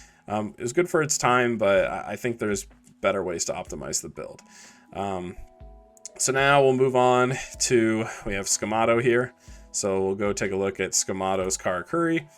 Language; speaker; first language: English; native; English